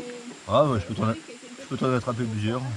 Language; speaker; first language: French; native; French